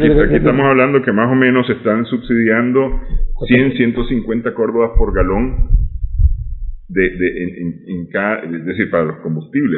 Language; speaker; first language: Spanish; native; Spanish